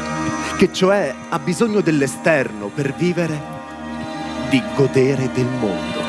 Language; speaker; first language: Italian; native; Italian